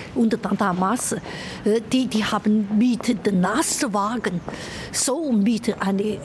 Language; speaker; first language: German; non-native, fluent; Chinese